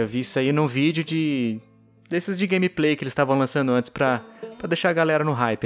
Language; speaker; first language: Portuguese; native; Portuguese